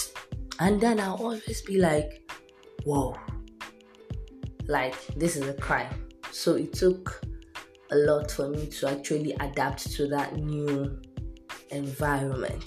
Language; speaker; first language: English; non-native, local second language; Yoruba